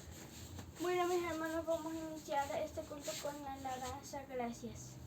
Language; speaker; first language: Spanish; native; Spanish